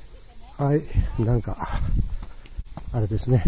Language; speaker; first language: Japanese; native; Japanese